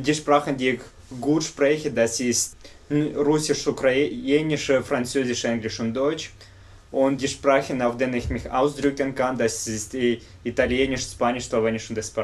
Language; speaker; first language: German; non-native, fluent; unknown